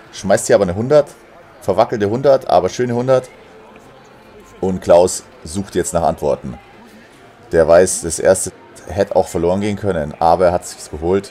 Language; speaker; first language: German; native; German